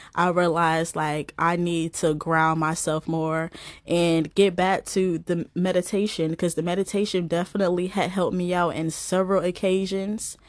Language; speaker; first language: English; native; English